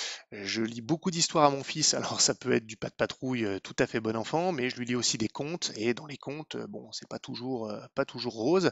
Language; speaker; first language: French; native; French